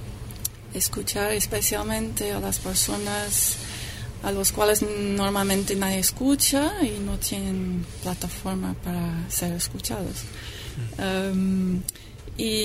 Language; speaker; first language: Spanish; non-native, fluent; English